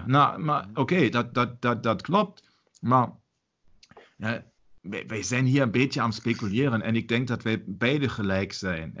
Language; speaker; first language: Dutch; non-native, learner; German